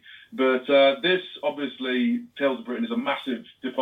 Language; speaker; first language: English; native; English